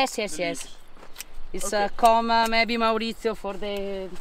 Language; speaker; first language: English; non-native, learner; Italian